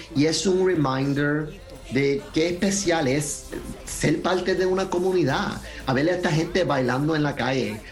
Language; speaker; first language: Spanish; early bilingual, heritage; Spanish